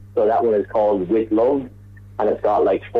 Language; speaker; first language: English; native; English